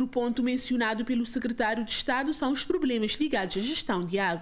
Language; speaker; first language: Portuguese; non-native, local second language; Kabuverdianu